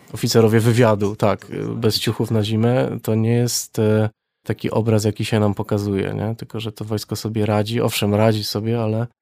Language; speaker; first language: Polish; native; Polish